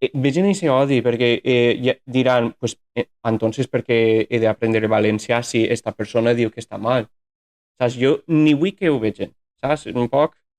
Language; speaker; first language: Catalan; non-native, fluent; English